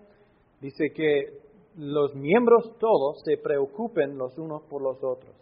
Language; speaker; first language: Spanish; non-native, fluent; English